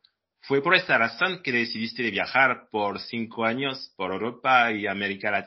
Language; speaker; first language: Spanish; non-native, fluent; French